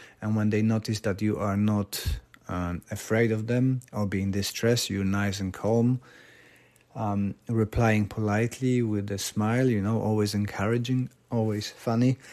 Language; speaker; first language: English; non-native, fluent; Polish